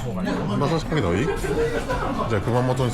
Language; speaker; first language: Japanese; native; Japanese